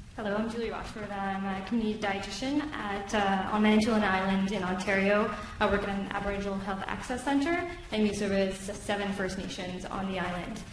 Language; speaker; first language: English; native; English